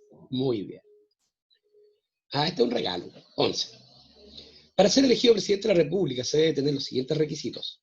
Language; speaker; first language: Spanish; native; Spanish